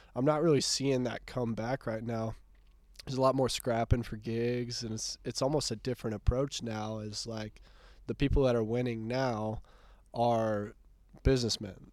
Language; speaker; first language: English; native; English